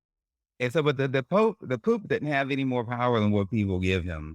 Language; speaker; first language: English; native; English